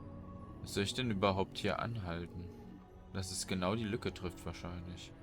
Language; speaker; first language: German; native; German